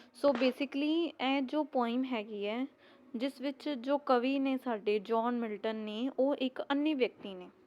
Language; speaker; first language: Hindi; non-native, local second language; Punjabi